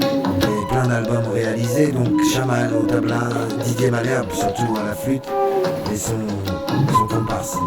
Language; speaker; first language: French; native; French